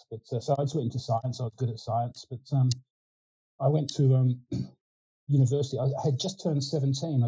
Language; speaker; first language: English; early bilingual, other home language; Ukrainian